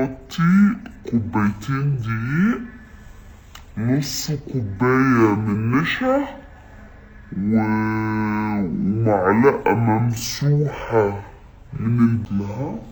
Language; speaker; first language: Arabic; native; Arabic